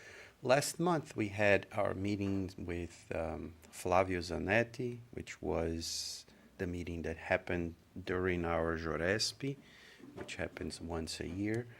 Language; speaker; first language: English; non-native, fluent; Portuguese